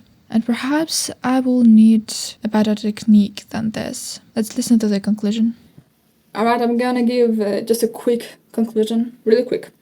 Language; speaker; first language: English; non-native, fluent; Ukrainian